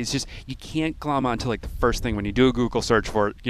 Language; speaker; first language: English; native; English